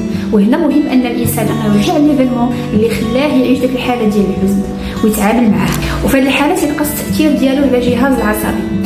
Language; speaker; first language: Arabic; native; Arabic